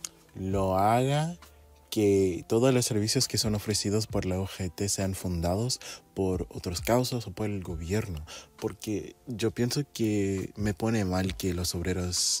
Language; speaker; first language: Spanish; non-native, fluent; English